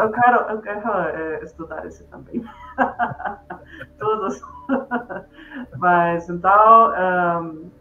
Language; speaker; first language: Portuguese; non-native, fluent; Spanish